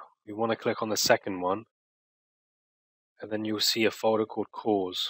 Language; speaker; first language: English; native; English